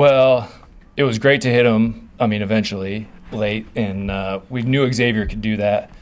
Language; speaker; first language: English; native; English